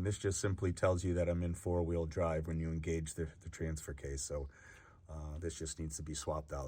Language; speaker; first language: English; native; English